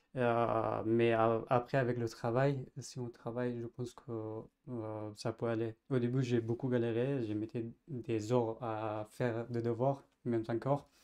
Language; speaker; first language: French; non-native, fluent; Persian